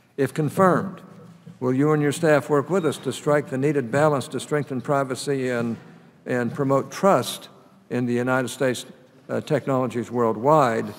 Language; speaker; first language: English; native; English